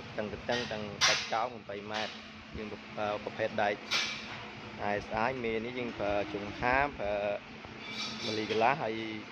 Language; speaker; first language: Khmer; native; Khmer